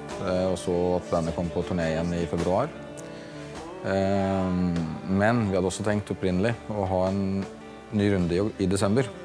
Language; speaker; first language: Norwegian; native; Norwegian